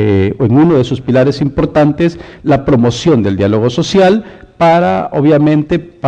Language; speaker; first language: Spanish; native; Spanish